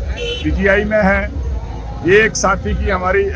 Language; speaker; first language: Hindi; native; Hindi